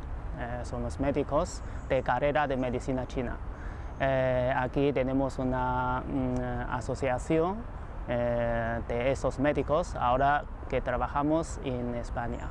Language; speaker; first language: Spanish; non-native, fluent; Chinese